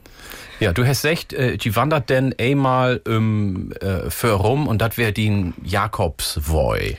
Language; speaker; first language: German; native; German